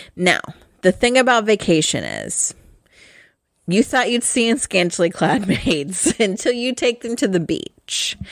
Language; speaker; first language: English; native; English